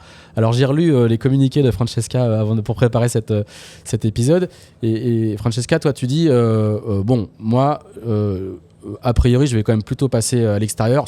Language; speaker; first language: French; native; French